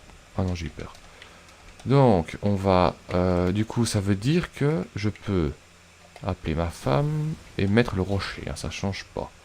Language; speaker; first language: French; native; French